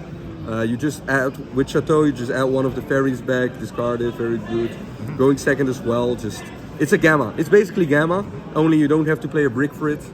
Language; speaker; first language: English; non-native, fluent; Dutch